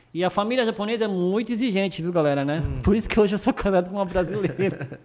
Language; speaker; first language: Portuguese; early bilingual, other home language; Japanese